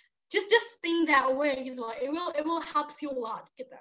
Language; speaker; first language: English; non-native, fluent; Indonesian